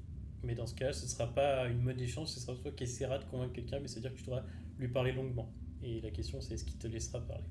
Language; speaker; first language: French; native; French